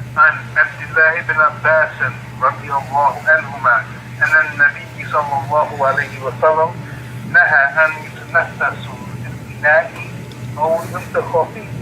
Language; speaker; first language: Arabic; non-native, learner; English